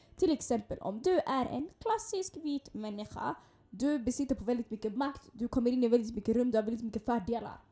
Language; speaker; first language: Swedish; early bilingual, other home language; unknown